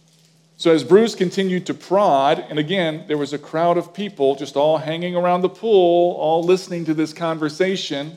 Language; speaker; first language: English; native; English